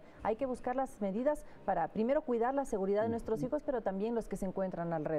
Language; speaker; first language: Spanish; native; Spanish